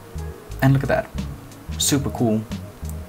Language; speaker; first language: English; native; English